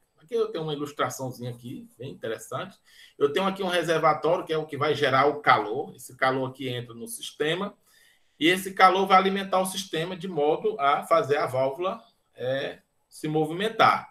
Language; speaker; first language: Portuguese; native; Portuguese